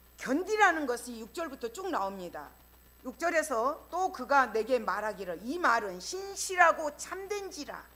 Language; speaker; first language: Korean; native; Korean